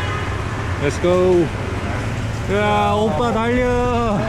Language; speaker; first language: Korean; native; Korean